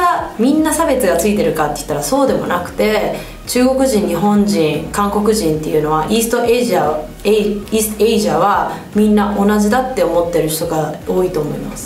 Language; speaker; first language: Japanese; early bilingual, heritage; Japanese